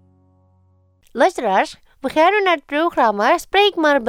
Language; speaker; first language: Dutch; non-native, learner; Indonesian